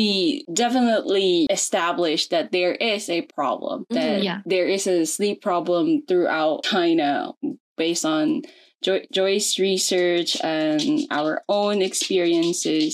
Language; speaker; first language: English; non-native, local second language; Filipino